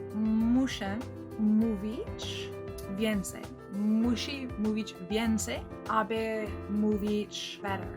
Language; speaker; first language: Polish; early bilingual, heritage; Polish